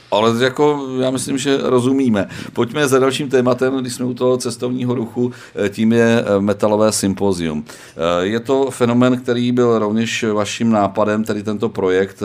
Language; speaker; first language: Czech; native; Czech